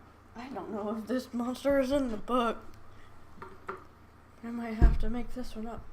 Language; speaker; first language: English; native; English